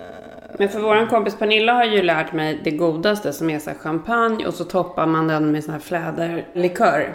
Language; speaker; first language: Swedish; native; Swedish